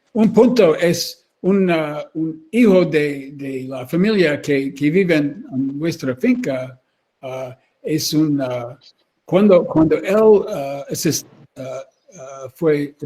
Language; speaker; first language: Spanish; non-native, learner; English